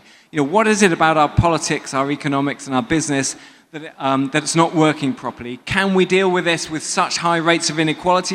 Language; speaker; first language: English; native; English